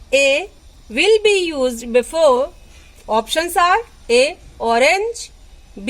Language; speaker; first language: English; non-native, local second language; Hindi